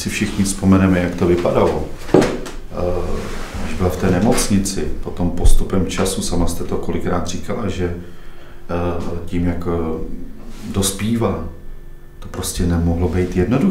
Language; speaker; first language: Czech; native; Czech